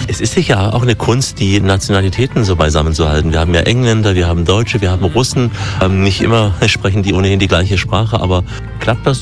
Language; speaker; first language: German; native; German